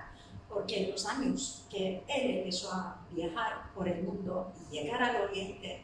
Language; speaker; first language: Spanish; non-native, fluent; Turkish